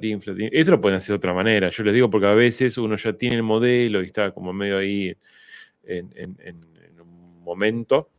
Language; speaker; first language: Spanish; native; Spanish